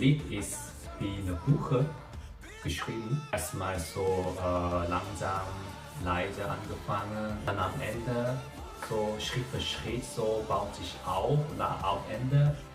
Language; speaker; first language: German; non-native, learner; Korean